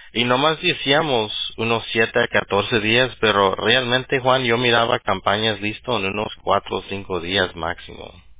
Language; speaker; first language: Spanish; early bilingual, heritage; Spanish